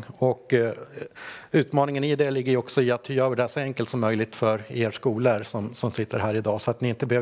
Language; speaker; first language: Swedish; native; Swedish